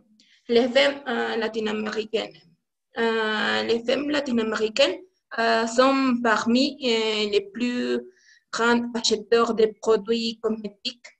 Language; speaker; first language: French; non-native, learner; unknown